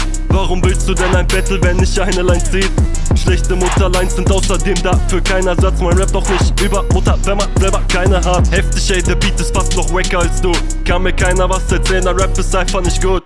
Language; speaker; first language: German; native; German